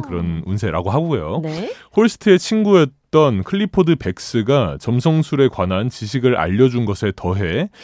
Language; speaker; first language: Korean; native; Korean